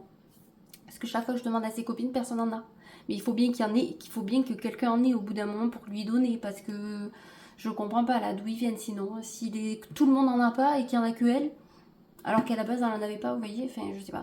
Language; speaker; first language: French; native; French